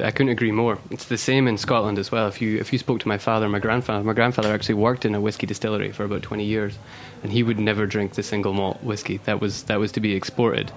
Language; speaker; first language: English; native; English